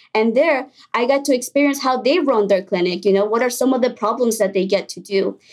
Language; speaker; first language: English; early bilingual, other home language; Spanish